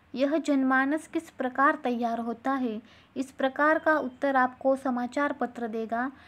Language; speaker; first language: Hindi; non-native, local second language; Marathi